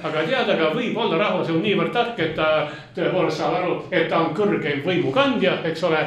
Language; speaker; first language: Estonian; non-native, local second language; Russian